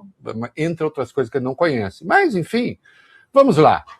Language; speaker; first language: Portuguese; native; Portuguese